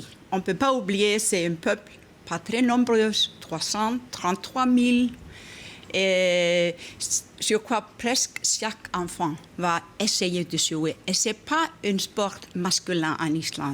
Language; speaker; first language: French; non-native, fluent; Icelandic